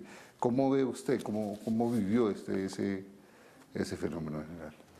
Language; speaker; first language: Spanish; native; Spanish